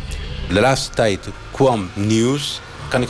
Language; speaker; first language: Dutch; non-native, learner; Arabic